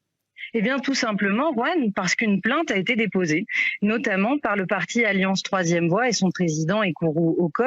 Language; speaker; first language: French; native; French